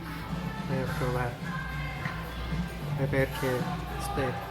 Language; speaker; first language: Spanish; non-native, fluent; English